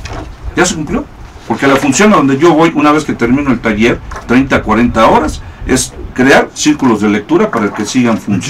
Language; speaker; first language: Spanish; native; Spanish